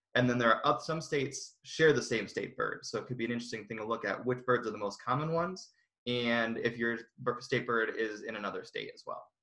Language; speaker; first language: English; native; English